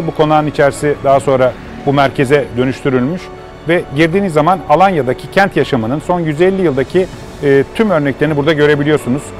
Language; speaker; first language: Turkish; native; Turkish